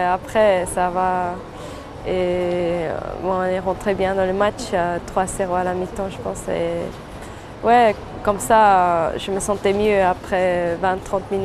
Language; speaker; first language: French; non-native, fluent; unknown